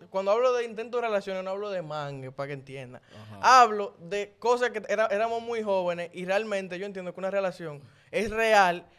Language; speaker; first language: Spanish; native; Spanish